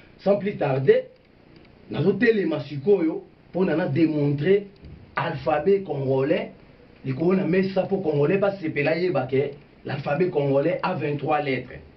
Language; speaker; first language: Lingala; native; Lingala